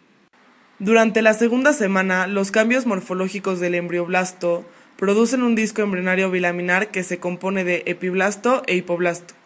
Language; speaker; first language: Spanish; native; Spanish